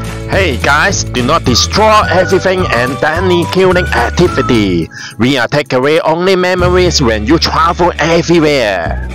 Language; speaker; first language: English; non-native, local second language; Cantonese